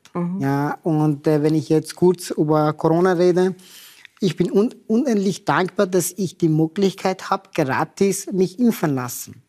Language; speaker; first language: German; non-native, fluent; Persian